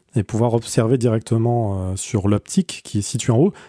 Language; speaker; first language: French; native; French